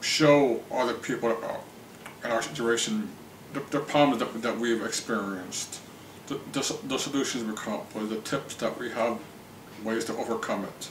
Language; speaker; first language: English; native; English